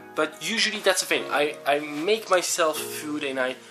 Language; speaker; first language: English; non-native, fluent; French